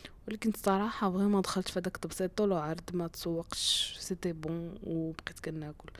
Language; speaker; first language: Arabic; native; Arabic